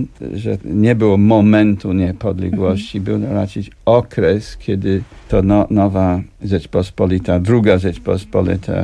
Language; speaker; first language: Polish; non-native, fluent; English